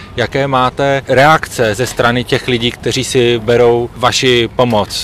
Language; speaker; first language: Czech; native; Czech